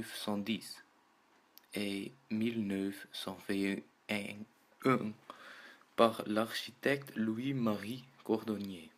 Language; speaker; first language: French; native; French